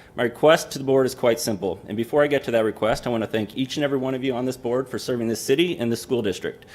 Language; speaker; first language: English; native; English